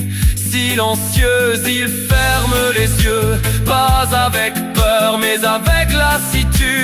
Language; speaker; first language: French; native; French